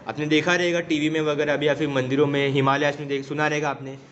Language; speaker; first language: Hindi; non-native, local second language; Marathi